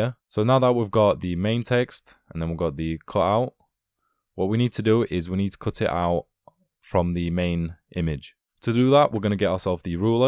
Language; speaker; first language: English; native; English